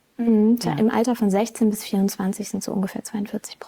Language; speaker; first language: German; native; German